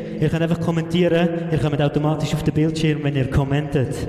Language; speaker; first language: German; native; German